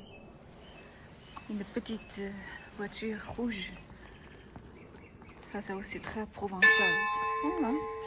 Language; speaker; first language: French; non-native, fluent; Chinese